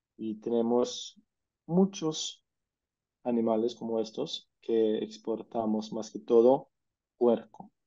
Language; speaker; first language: Spanish; non-native, fluent; Danish